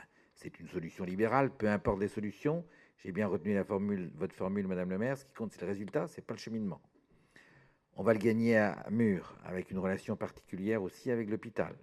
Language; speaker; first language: French; native; French